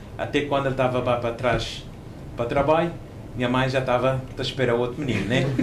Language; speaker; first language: Portuguese; non-native, local second language; Kabuverdianu